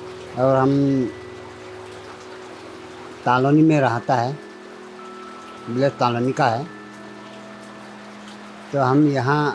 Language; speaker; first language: Hindi; non-native, local second language; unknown